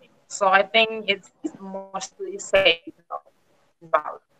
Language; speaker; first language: English; non-native, learner; Indonesian